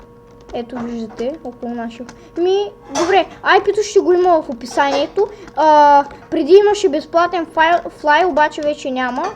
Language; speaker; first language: Bulgarian; native; Bulgarian